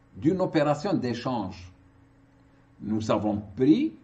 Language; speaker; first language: French; non-native, local second language; Arabic